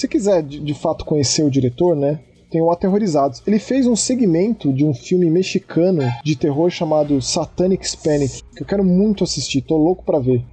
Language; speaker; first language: Portuguese; native; Portuguese